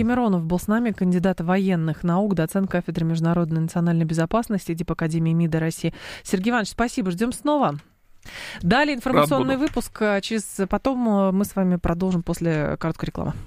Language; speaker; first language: Russian; native; Russian